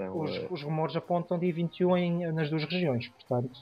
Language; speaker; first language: Portuguese; native; Portuguese